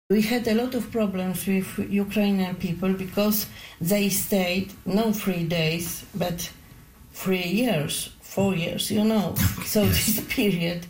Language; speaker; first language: English; non-native, learner; Polish